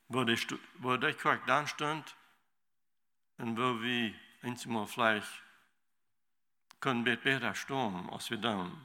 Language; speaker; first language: German; non-native, learner; Low German